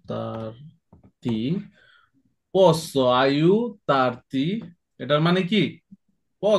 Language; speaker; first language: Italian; non-native, fluent; Bangla